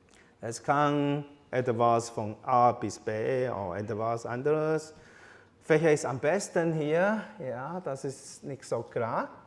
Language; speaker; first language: German; non-native, fluent; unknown